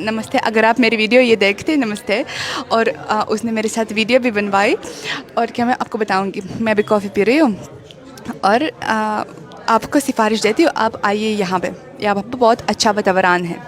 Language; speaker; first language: Hindi; non-native, fluent; Russian